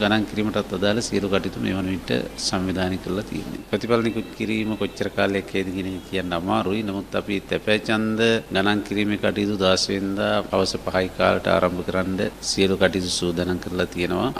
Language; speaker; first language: Sinhala; native; Sinhala